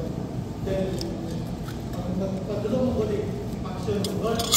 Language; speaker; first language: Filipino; non-native, local second language; Cebuano